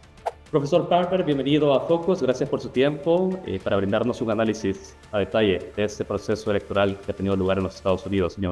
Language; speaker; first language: Spanish; native; Spanish